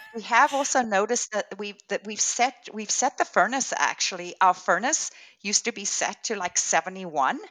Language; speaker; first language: English; native; English